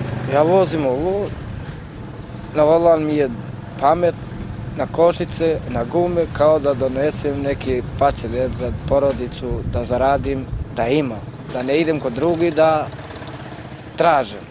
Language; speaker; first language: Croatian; non-native, local second language; Romany